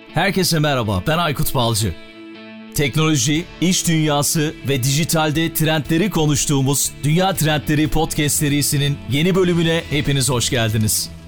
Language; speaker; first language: Turkish; early bilingual, heritage; Turkish